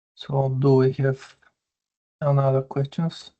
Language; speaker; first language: English; non-native, fluent; Bulgarian